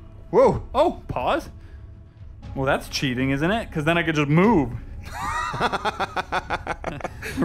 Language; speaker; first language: English; native; English